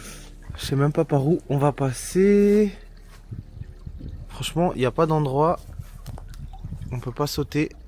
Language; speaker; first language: French; native; French